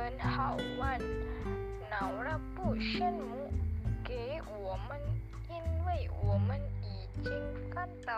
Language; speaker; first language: Chinese; non-native, learner; Indonesian